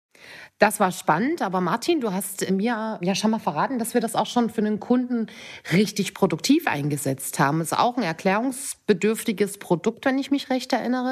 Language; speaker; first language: German; native; German